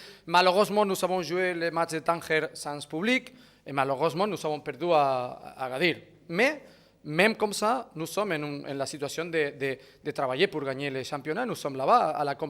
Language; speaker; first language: French; non-native, fluent; Spanish